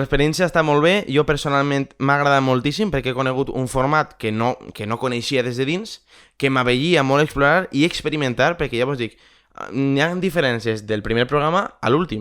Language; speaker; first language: Catalan; native; Catalan